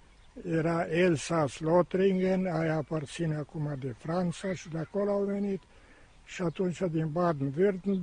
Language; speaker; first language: Romanian; non-native, local second language; German